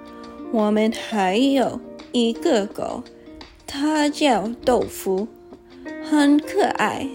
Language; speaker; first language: Chinese; early bilingual, heritage; Chinese